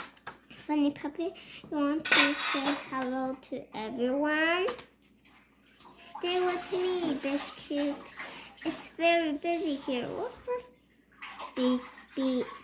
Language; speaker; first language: English; early bilingual, heritage; Chinese